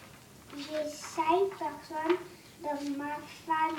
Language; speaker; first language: French; non-native, learner; English